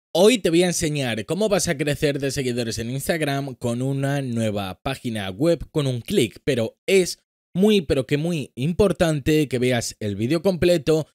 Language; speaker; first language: Spanish; native; Spanish